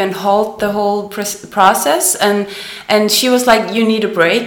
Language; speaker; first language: English; non-native, fluent; Danish